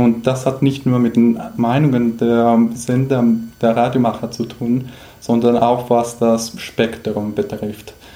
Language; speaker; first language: German; non-native, fluent; Spanish